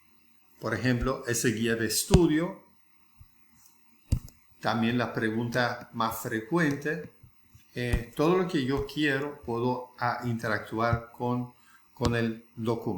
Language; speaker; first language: Spanish; non-native, fluent; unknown